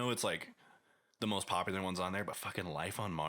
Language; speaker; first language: English; native; English